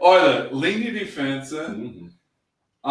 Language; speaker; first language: Portuguese; non-native, learner; English